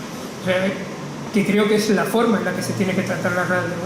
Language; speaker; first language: Spanish; native; Spanish